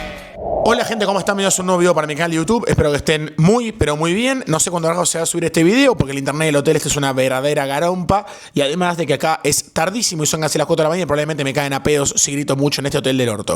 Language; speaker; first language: Spanish; native; Spanish